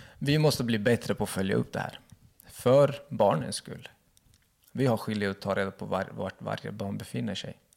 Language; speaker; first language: Swedish; early bilingual, other home language; Kurdish